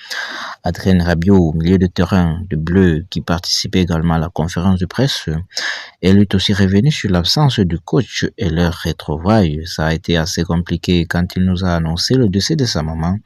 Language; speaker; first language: French; native; French